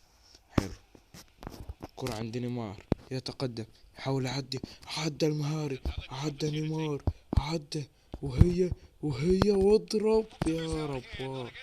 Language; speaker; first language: Arabic; native; Arabic